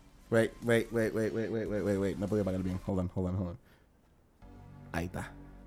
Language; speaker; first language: Spanish; native; Spanish